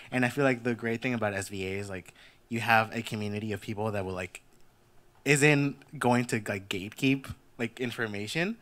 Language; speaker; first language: English; early bilingual, other home language; Spanish